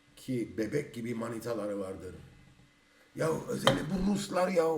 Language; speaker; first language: Turkish; early bilingual, heritage; Turkish